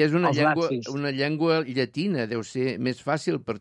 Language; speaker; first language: Catalan; native; Catalan